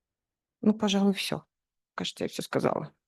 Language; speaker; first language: Russian; native; Russian